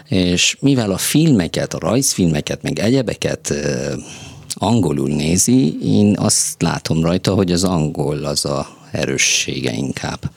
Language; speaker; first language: Hungarian; non-native, fluent; Persian